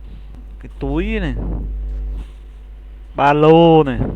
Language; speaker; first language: Vietnamese; native; Vietnamese